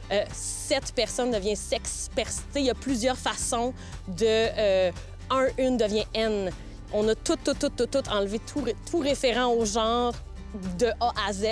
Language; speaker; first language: French; native; French